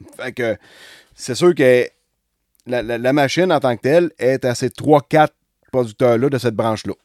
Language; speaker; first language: French; native; French